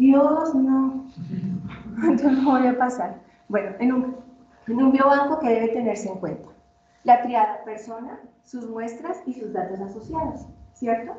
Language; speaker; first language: Spanish; native; Spanish